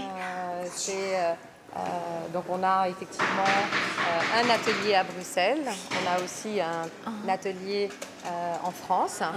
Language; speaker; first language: French; native; French